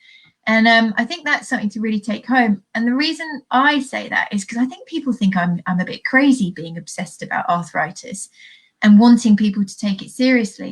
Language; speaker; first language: English; native; English